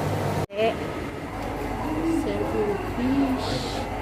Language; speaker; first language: English; non-native, learner; Filipino